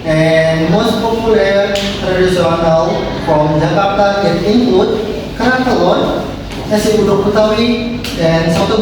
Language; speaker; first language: English; non-native, learner; Indonesian